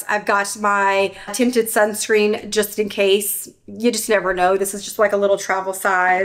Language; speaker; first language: English; native; English